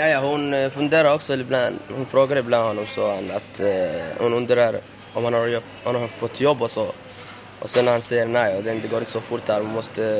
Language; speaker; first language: Swedish; early bilingual, other home language; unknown